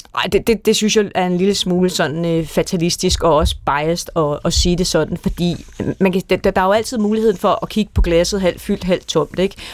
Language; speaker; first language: Danish; native; Danish